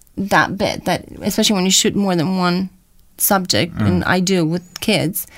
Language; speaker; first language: English; non-native, fluent; Romanian